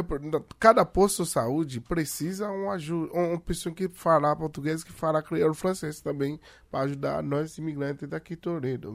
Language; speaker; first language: Portuguese; non-native, learner; Haitian Creole